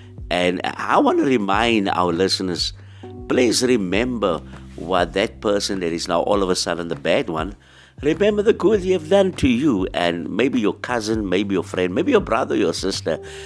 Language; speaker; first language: English; non-native, local second language; Afrikaans